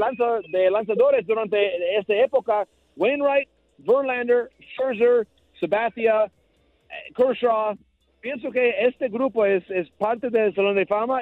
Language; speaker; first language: Spanish; non-native, learner; English